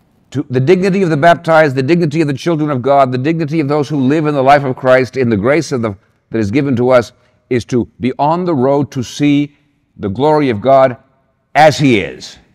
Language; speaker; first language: English; early bilingual, other home language; Spanish